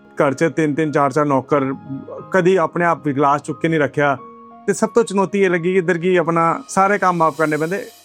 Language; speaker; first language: Punjabi; non-native, local second language; Hindi